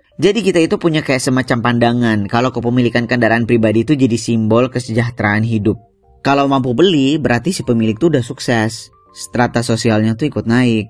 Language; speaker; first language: Indonesian; native; Indonesian